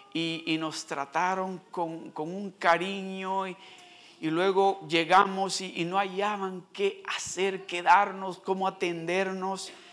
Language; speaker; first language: Spanish; early bilingual, heritage; Spanish